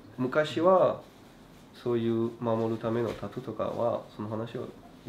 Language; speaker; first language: Japanese; non-native, learner; French